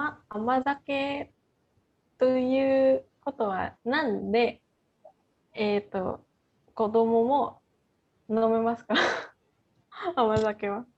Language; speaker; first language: Japanese; non-native, fluent; Indonesian